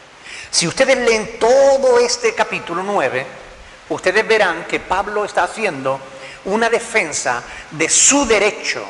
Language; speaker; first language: Spanish; native; Spanish